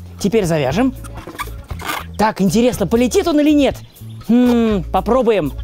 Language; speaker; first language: Russian; native; Russian